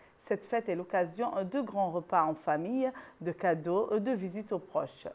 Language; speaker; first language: French; non-native, local second language; Arabic